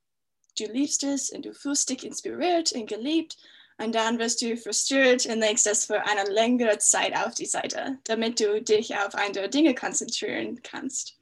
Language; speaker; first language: German; non-native, fluent; English